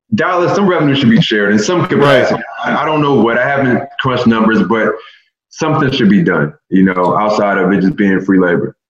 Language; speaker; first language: English; native; English